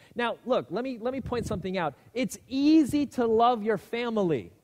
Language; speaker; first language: English; native; English